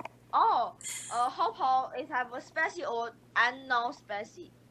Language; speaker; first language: English; non-native, learner; Chinese